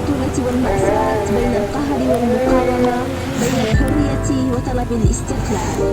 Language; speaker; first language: Arabic; native; Arabic